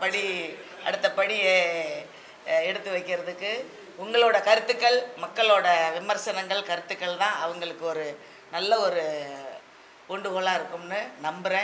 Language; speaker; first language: Tamil; native; Tamil